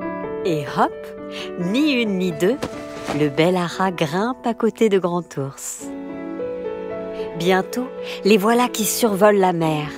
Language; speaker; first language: French; native; French